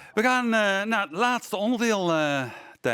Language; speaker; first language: Dutch; native; Dutch